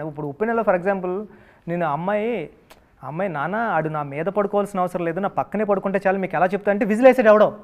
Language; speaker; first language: Telugu; native; Telugu